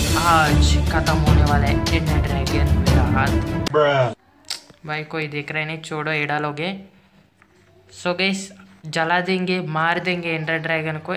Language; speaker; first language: Hindi; native; Hindi